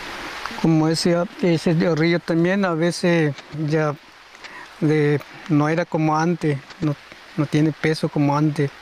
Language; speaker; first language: Spanish; non-native, local second language; Guarani